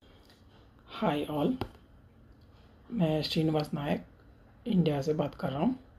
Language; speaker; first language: Hindi; non-native, local second language; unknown